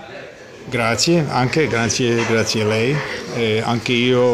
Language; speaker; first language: Italian; non-native, learner; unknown